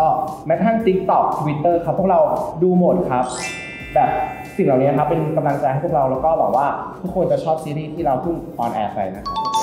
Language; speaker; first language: Thai; native; Thai